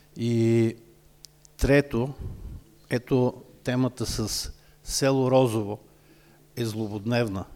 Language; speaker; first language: Bulgarian; native; Bulgarian